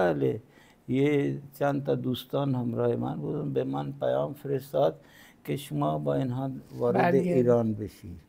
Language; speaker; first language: Persian; non-native, fluent; Punjabi